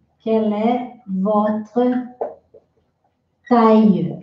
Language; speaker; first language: French; non-native, fluent; Portuguese